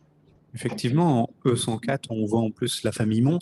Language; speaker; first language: French; native; French